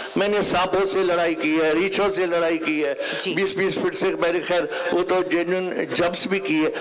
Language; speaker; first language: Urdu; non-native, local second language; Sindhi